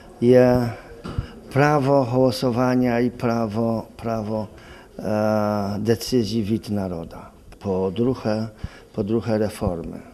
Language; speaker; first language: Polish; non-native, learner; Ukrainian